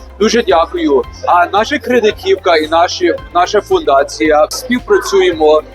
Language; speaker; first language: Ukrainian; early bilingual, heritage; Ukrainian